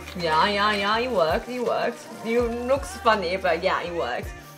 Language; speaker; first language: English; non-native, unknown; Chinese